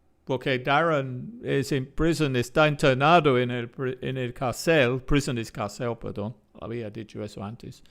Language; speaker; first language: Spanish; non-native, fluent; English